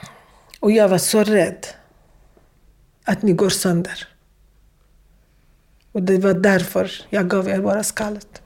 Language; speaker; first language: Swedish; non-native, fluent; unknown